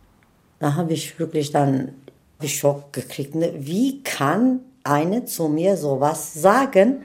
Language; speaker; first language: German; non-native, learner; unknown